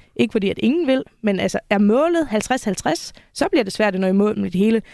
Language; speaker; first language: Danish; non-native, local second language; Faroese